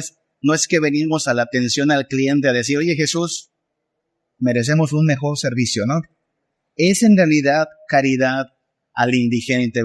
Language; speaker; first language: Spanish; native; Spanish